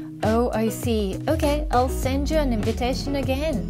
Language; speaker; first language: English; non-native, fluent; Japanese